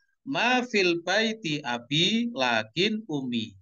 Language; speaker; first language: Arabic; non-native, fluent; Indonesian